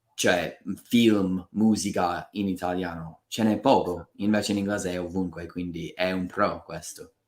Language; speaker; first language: Italian; non-native, fluent; English